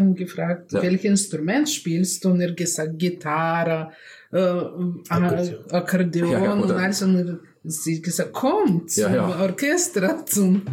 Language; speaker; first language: German; non-native, learner; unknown